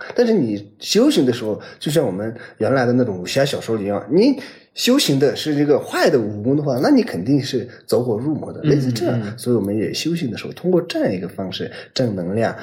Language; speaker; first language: Chinese; native; Chinese